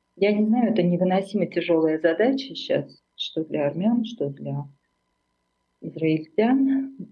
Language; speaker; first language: Russian; non-native, local second language; Armenian